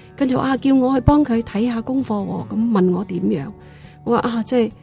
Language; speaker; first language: Cantonese; non-native, fluent; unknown